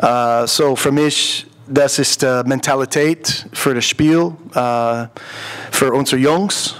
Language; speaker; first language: German; non-native, learner; English